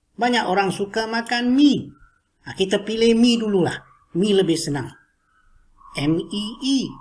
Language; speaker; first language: Malay; non-native, local second language; Chinese